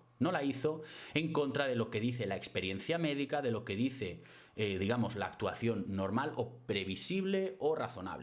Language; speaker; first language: Spanish; native; Spanish